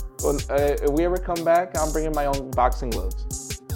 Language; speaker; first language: English; early bilingual, other home language; Spanish